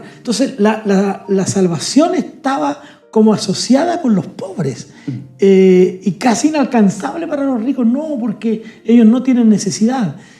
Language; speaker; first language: Spanish; native; Spanish